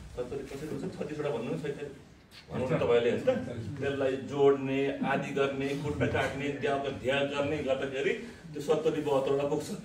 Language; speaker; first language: Nepali; non-native, local second language; Eastern Tamang